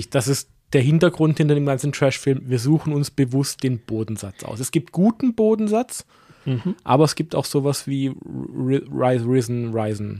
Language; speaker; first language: German; native; German